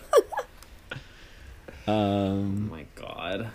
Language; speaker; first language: English; native; English